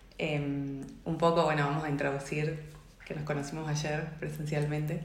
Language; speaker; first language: Spanish; native; Spanish